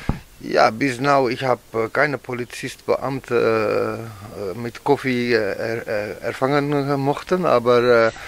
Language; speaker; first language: German; non-native, learner; Dutch